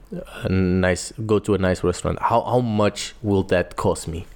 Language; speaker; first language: English; non-native, fluent; Portuguese